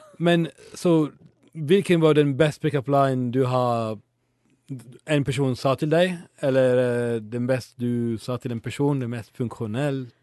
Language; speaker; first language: Swedish; non-native, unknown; Italian